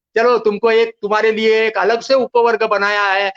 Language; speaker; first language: Hindi; non-native, local second language; Marathi